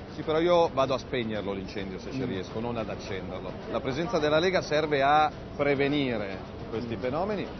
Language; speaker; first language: Italian; native; Italian